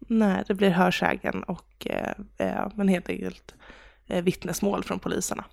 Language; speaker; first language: Swedish; native; Swedish